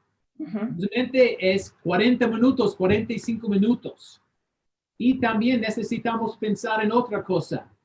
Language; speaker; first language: Spanish; non-native, fluent; English